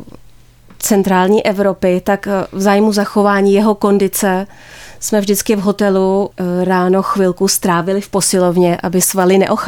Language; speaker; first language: Czech; native; Czech